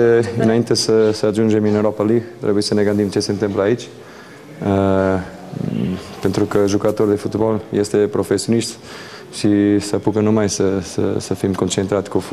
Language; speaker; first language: Romanian; non-native, fluent; Portuguese